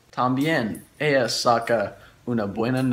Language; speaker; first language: Spanish; non-native, learner; English